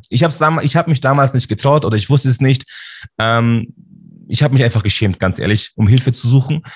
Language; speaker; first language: German; native; German